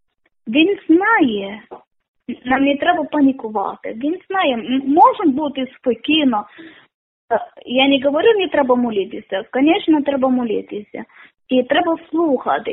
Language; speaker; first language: Ukrainian; non-native, learner; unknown